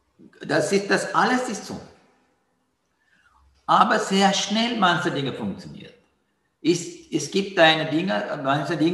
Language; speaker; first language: German; non-native, learner; Sinhala